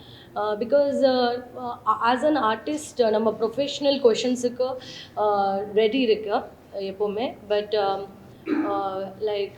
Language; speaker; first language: Tamil; non-native, learner; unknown